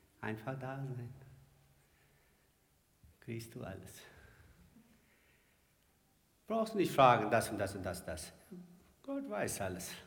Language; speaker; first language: German; non-native, learner; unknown